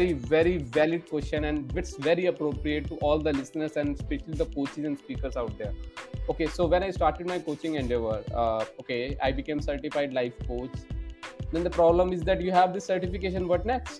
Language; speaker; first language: English; non-native, local second language; Hindi